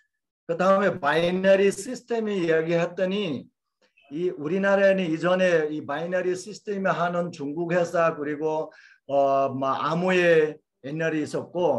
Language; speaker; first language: Korean; non-native, fluent; Bangla